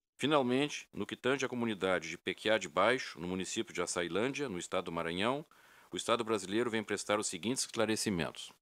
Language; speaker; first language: Portuguese; native; Portuguese